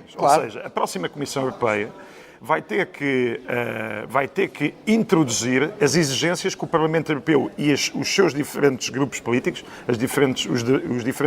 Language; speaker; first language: Portuguese; native; Portuguese